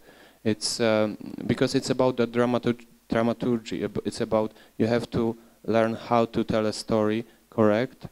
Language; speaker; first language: English; non-native, learner; Polish